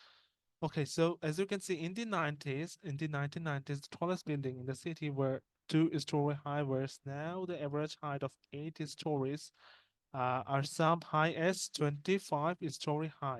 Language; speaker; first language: English; non-native, fluent; Bangla